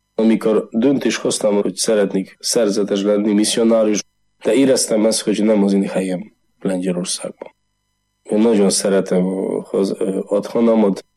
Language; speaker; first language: Hungarian; non-native, learner; Polish